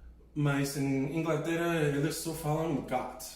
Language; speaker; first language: Portuguese; non-native, fluent; English